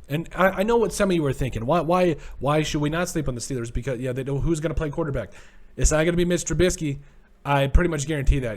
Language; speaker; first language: English; native; English